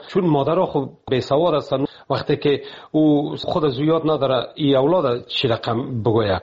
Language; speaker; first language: Persian; native; Persian